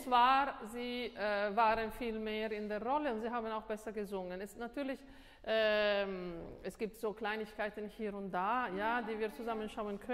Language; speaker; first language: German; non-native, fluent; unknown